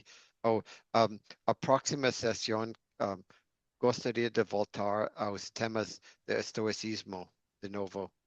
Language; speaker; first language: Portuguese; non-native, learner; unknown